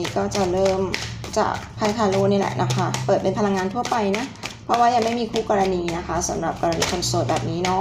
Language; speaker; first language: Thai; native; Thai